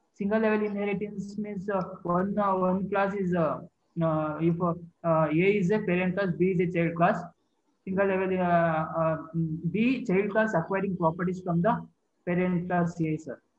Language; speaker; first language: English; non-native, local second language; Kannada